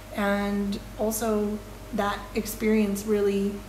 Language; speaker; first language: English; native; English